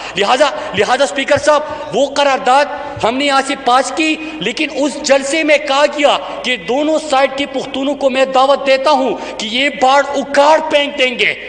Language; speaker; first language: Urdu; non-native, local second language; Pashto